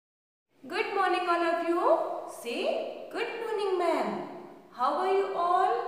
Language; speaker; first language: English; non-native, local second language; Hindi